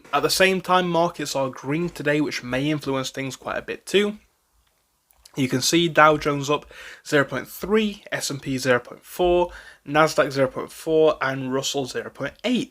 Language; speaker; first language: English; native; English